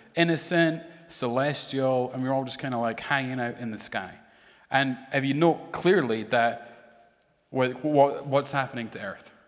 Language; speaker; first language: English; native; English